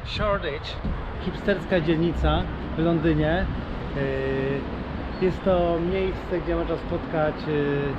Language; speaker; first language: Polish; native; Polish